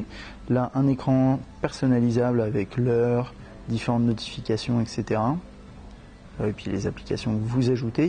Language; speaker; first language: French; native; French